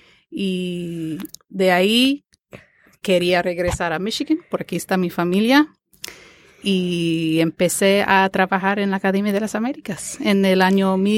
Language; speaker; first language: Spanish; non-native, fluent; English